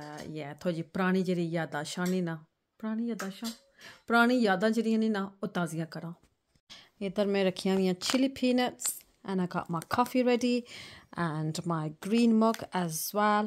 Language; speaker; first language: English; early bilingual, other home language; Punjabi